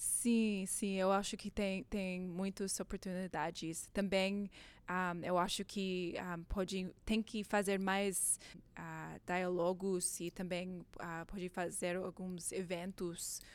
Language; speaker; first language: Portuguese; non-native, learner; English